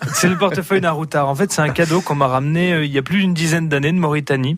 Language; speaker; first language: French; native; French